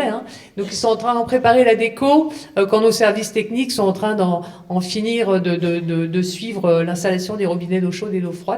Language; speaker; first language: French; native; French